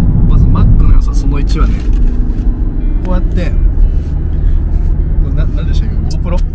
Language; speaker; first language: Japanese; native; Japanese